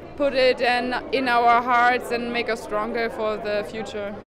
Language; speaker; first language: English; non-native, fluent; German